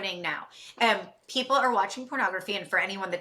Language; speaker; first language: English; native; English